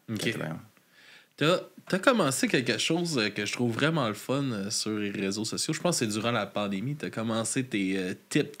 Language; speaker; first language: French; native; French